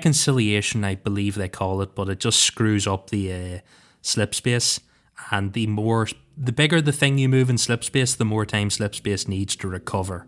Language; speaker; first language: English; native; English